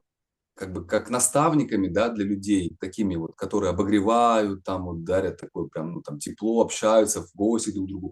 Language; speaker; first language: Russian; native; Russian